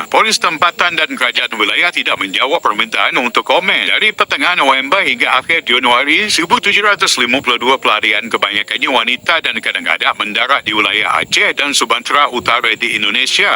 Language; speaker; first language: Malay; native; Malay